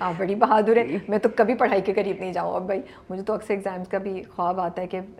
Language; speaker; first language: Urdu; native; Urdu